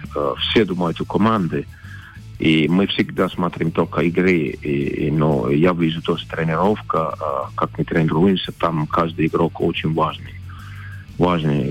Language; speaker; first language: Russian; non-native, fluent; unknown